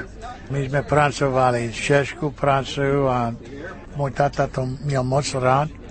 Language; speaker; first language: Czech; early bilingual, heritage; Czech